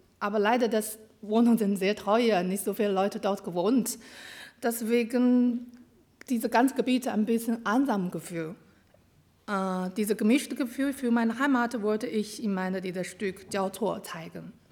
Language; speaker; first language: German; non-native, learner; Chinese